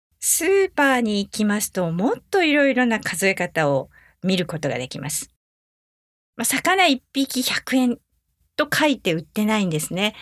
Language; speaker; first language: Japanese; native; Japanese